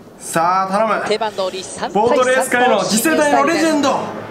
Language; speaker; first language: Japanese; native; Japanese